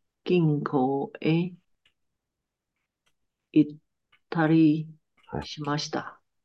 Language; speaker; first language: Japanese; non-native, learner; Chinese